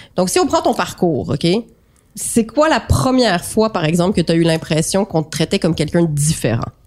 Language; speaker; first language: French; native; French